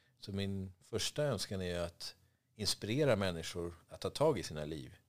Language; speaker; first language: Swedish; native; Swedish